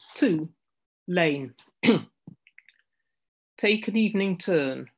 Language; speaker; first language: English; native; English